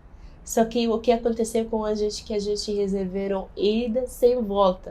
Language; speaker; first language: Portuguese; non-native, fluent; Arabic